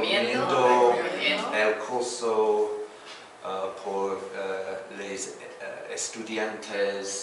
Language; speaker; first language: Spanish; non-native, learner; English